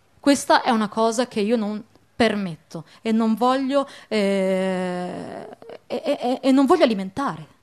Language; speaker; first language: Italian; early bilingual, other home language; Arabic